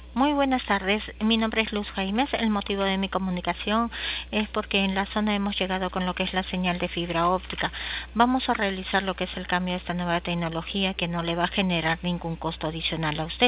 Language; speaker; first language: Spanish; native; Spanish